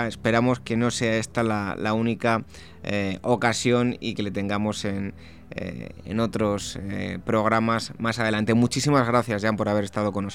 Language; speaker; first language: Spanish; native; Spanish